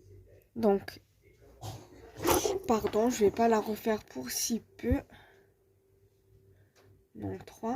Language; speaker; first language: French; native; French